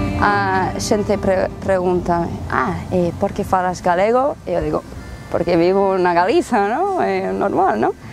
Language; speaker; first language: Galician; non-native, fluent; English